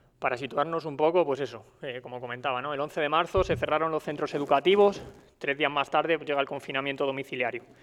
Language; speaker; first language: Spanish; native; Spanish